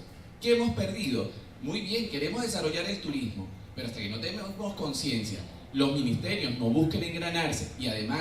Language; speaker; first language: Spanish; native; Spanish